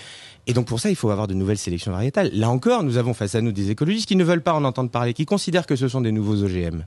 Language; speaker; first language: French; native; French